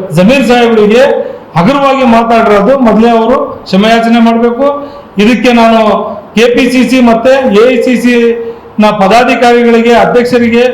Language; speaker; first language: Kannada; non-native, local second language; Urdu